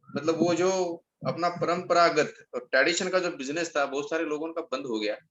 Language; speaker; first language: Hindi; non-native, local second language; Marathi